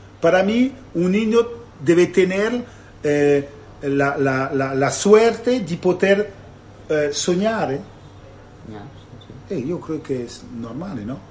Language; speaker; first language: Spanish; non-native, learner; Italian